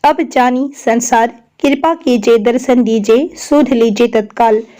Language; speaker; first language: Hindi; non-native, local second language; Assamese